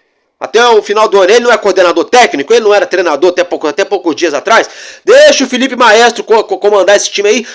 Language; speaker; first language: Portuguese; native; Portuguese